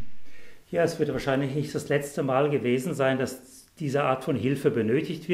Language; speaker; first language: German; native; German